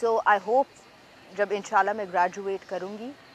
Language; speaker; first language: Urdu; native; Urdu